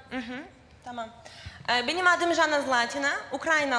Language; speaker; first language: Turkish; non-native, fluent; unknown